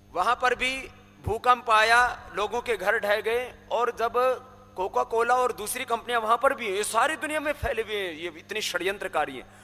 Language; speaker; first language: Hindi; native; Hindi